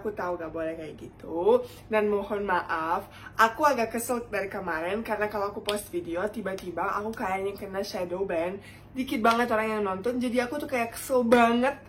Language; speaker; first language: Indonesian; non-native, fluent; Bosnian